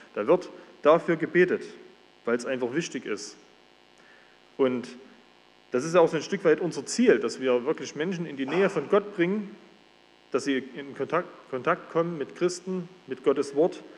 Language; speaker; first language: German; native; German